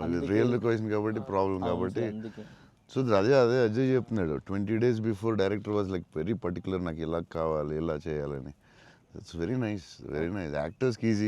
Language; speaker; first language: Telugu; native; Telugu